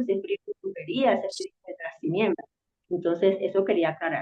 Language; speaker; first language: Spanish; native; Spanish